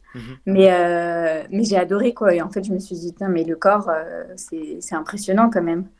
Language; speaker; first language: French; native; French